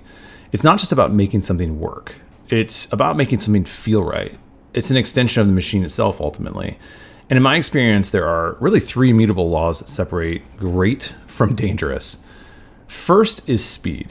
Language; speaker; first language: English; native; English